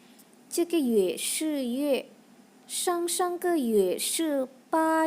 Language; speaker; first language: Chinese; non-native, learner; Indonesian